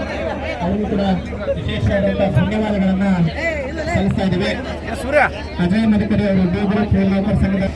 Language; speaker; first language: Kannada; native; Kannada